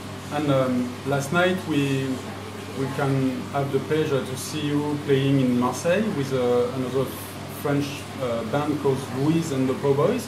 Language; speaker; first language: English; non-native, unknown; French